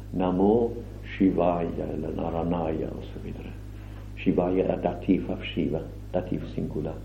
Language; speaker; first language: Swedish; non-native, fluent; German